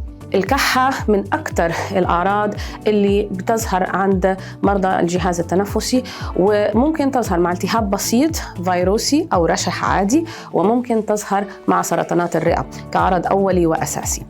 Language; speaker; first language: Arabic; native; Arabic